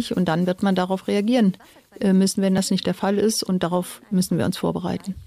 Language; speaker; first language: German; native; German